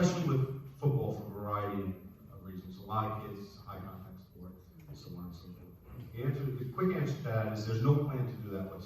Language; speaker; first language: English; native; English